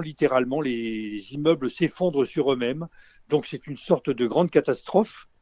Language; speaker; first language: French; native; French